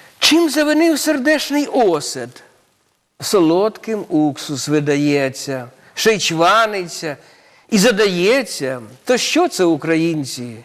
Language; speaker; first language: Ukrainian; native; Ukrainian